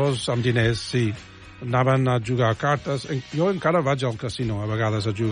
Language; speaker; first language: Catalan; non-native, fluent; English